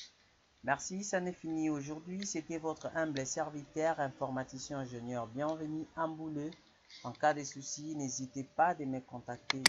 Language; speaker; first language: French; non-native, local second language; Lingala